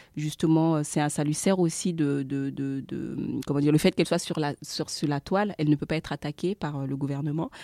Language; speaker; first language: French; early bilingual, other home language; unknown